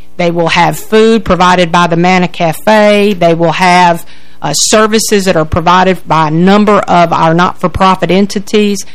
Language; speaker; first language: English; native; English